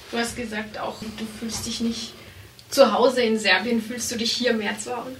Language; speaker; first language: German; native; German